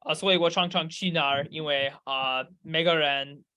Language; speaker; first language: Chinese; non-native, learner; English